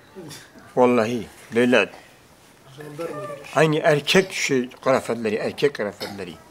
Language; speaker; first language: Turkish; non-native, local second language; Kurdish